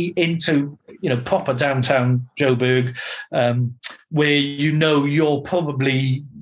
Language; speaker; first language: English; native; English